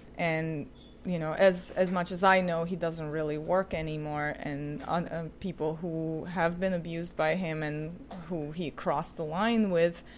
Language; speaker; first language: English; non-native, fluent; Ukrainian